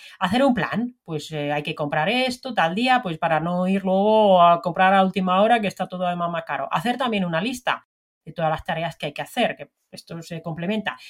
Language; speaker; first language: Spanish; non-native, fluent; Finnish